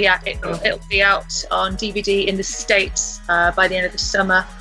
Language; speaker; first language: English; native; English